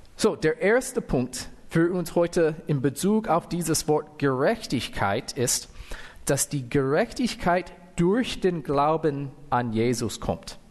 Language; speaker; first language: German; non-native, fluent; English